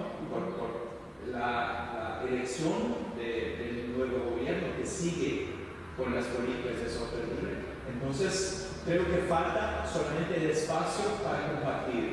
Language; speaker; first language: Spanish; non-native, fluent; Portuguese